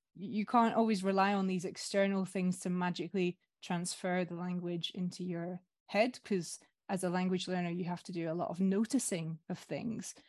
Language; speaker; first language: English; native; English